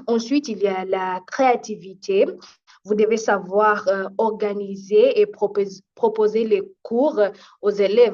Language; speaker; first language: French; non-native, fluent; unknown